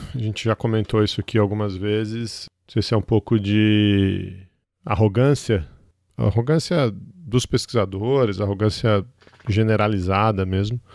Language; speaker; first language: Portuguese; native; Portuguese